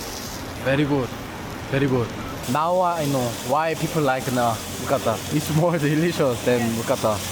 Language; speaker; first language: English; non-native, learner; Korean